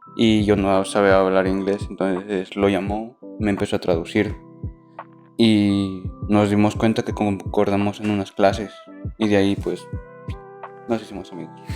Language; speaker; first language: Spanish; native; Spanish